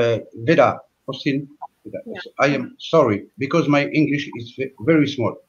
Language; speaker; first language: English; non-native, learner; French